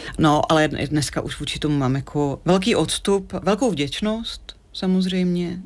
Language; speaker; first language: Czech; native; Czech